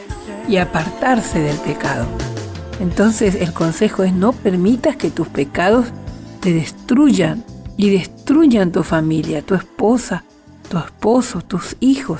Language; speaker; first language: Spanish; native; Spanish